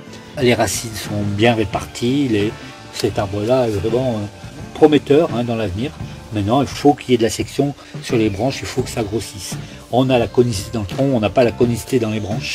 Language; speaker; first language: French; native; French